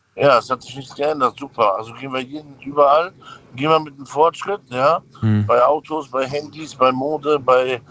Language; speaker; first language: German; native; German